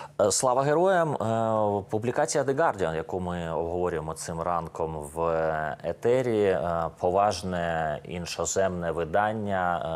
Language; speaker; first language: Ukrainian; native; Ukrainian